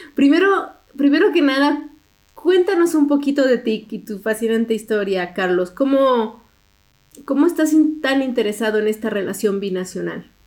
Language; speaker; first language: Spanish; native; Spanish